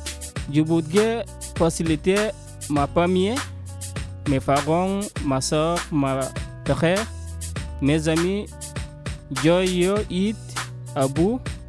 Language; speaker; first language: French; non-native, learner; Portuguese